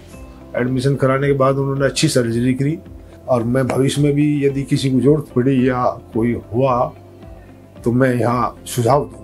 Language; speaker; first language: Hindi; native; Hindi